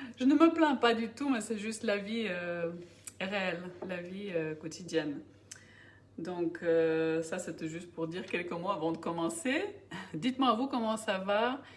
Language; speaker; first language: French; non-native, fluent; Bulgarian